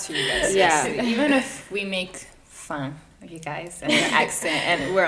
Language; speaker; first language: English; non-native, fluent; Italian